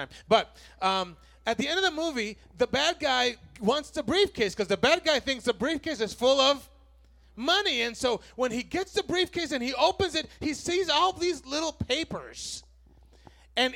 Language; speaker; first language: English; non-native, fluent; Spanish